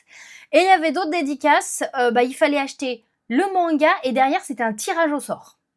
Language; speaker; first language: French; native; French